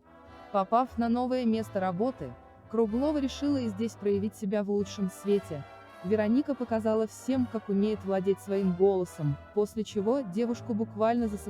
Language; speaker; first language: Russian; native; Russian